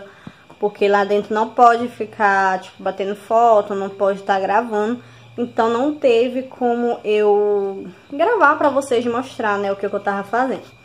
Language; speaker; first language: Portuguese; native; Portuguese